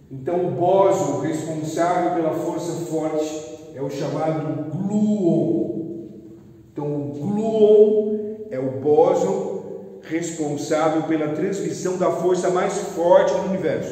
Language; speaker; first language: Portuguese; native; Portuguese